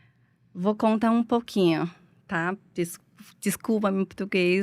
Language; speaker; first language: Portuguese; non-native, learner; Chinese